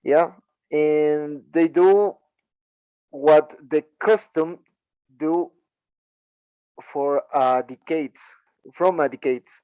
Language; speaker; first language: English; non-native, learner; Spanish